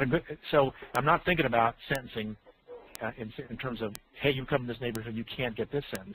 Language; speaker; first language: English; native; English